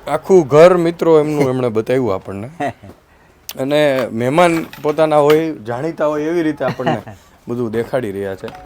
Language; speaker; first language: Gujarati; native; Gujarati